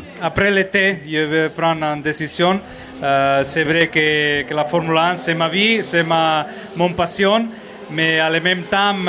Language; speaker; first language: French; non-native, learner; Spanish